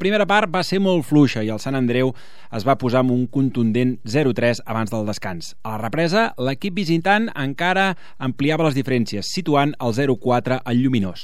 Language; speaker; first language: Catalan; native; Catalan